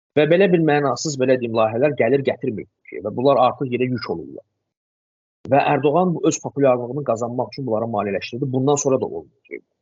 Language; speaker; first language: Azerbaijani; non-native, local second language; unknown